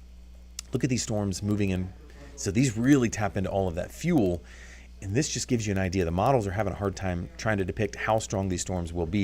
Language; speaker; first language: English; native; English